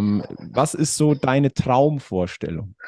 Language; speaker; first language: German; native; German